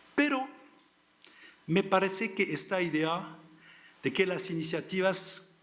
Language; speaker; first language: Spanish; non-native, learner; French